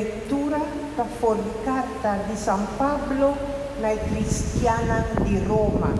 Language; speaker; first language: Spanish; non-native, local second language; Papiamento